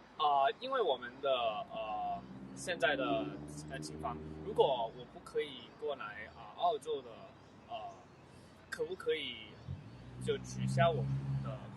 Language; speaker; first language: Chinese; early bilingual, heritage; Chinese